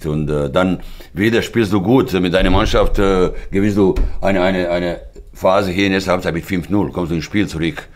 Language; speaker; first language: German; non-native, fluent; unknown